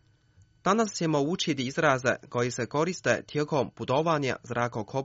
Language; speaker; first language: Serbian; non-native, fluent; Chinese